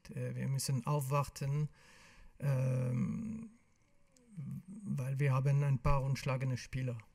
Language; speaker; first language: German; non-native, local second language; French